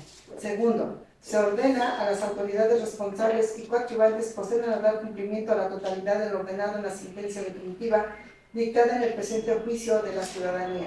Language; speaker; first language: Spanish; native; Spanish